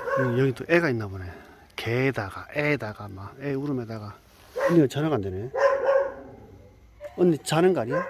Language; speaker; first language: Korean; native; Korean